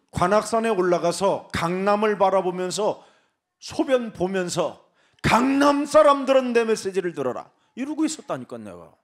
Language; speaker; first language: Korean; native; Korean